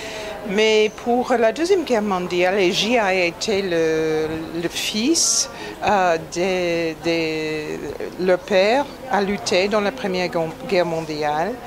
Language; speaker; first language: French; non-native, fluent; English